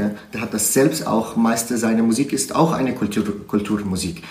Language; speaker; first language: German; non-native, learner; Arabic